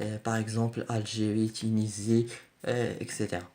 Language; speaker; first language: French; non-native, learner; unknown